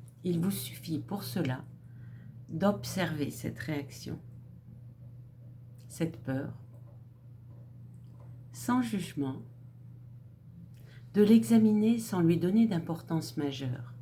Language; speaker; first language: French; native; French